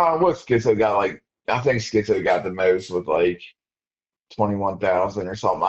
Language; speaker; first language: English; native; English